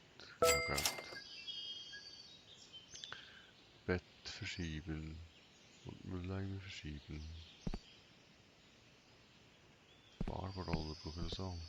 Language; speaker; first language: German; native; German